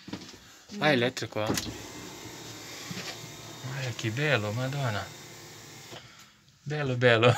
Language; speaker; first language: Italian; non-native, learner; Portuguese